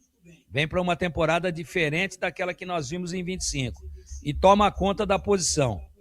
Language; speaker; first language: Portuguese; native; Portuguese